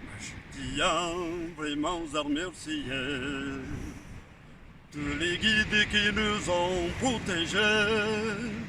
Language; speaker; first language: French; non-native, learner; Portuguese